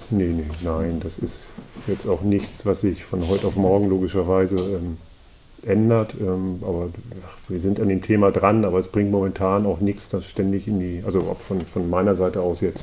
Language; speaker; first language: German; native; German